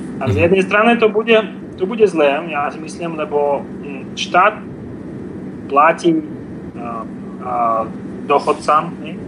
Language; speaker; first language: Slovak; non-native, fluent; Russian